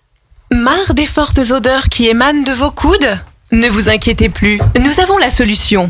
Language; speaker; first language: French; native; French